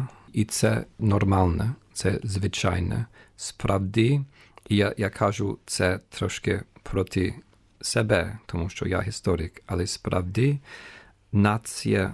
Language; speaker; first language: Ukrainian; non-native, fluent; English